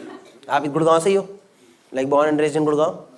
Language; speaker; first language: Hindi; native; Hindi